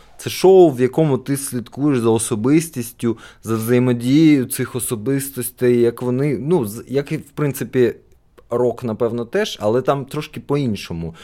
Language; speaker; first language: Ukrainian; non-native, local second language; Russian